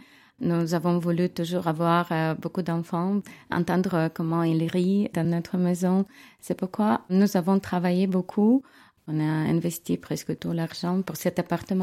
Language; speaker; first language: French; non-native, learner; Ukrainian